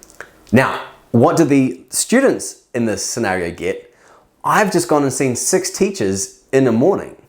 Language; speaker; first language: English; native; English